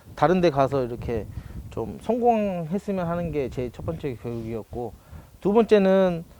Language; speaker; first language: Korean; native; Korean